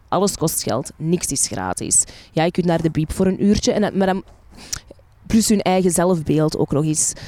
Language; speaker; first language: Dutch; early bilingual, other home language; Arabic